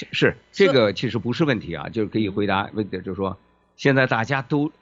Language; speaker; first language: Chinese; native; Chinese